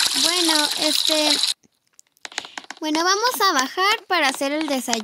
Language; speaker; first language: Spanish; native; Spanish